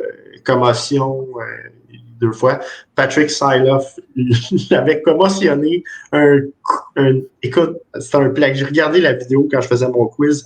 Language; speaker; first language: French; native; French